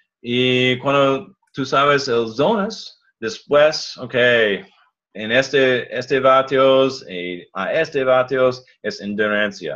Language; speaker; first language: Spanish; non-native, learner; English